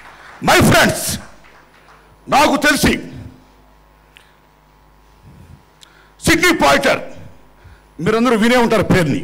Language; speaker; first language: Telugu; native; Telugu